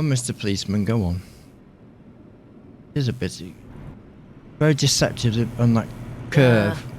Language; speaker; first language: English; native; English